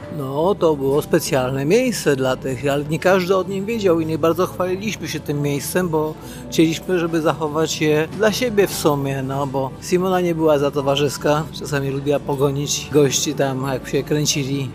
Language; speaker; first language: Polish; native; Polish